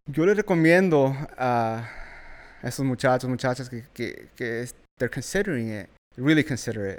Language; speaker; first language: English; early bilingual, other home language; Spanish